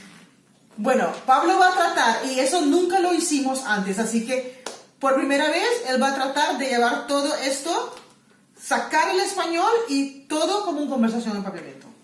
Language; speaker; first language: Spanish; non-native, fluent; Papiamento